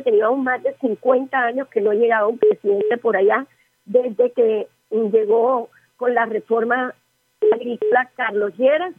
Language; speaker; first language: Spanish; native; Spanish